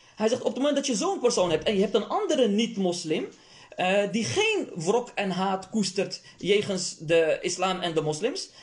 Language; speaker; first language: Dutch; early bilingual, other home language; Arabic